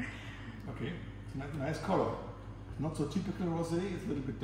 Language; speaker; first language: English; non-native, learner; German